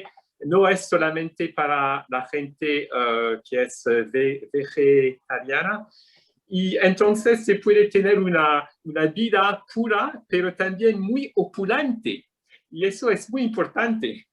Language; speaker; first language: Spanish; non-native, learner; English